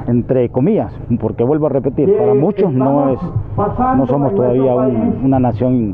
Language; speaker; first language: Spanish; native; Spanish